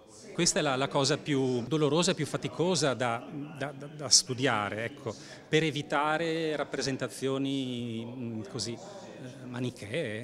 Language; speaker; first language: Italian; native; Italian